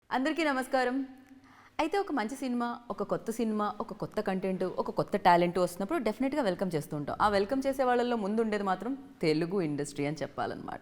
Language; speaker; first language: Telugu; native; Telugu